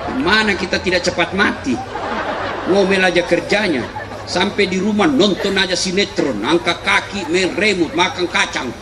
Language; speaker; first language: Indonesian; non-native, local second language; Buginese